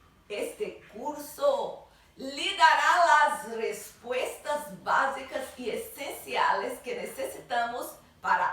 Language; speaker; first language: Spanish; non-native, learner; Portuguese